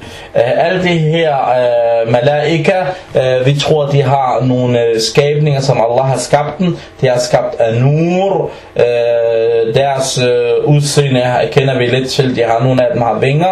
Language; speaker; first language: Danish; early bilingual, other home language; Arabic